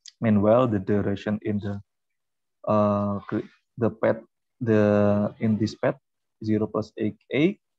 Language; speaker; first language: English; non-native, fluent; Indonesian